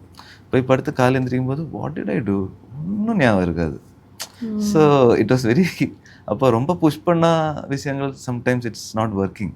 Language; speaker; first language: Tamil; early bilingual, heritage; Tamil